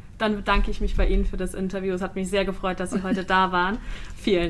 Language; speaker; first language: German; native; German